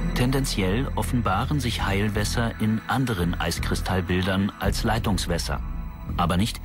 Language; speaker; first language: German; native; German